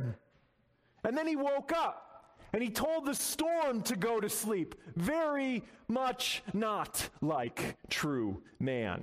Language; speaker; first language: English; native; English